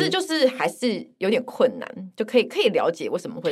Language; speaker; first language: Chinese; native; Chinese